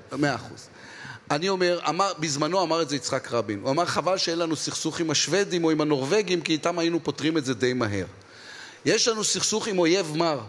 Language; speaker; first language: Hebrew; native; Hebrew